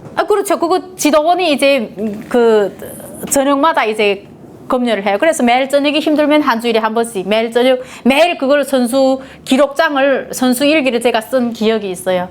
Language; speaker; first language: Korean; native; Korean